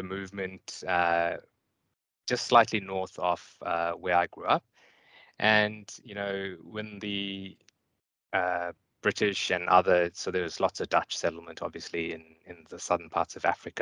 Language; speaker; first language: English; native; English